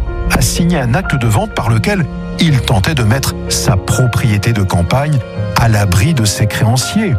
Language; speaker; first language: French; native; French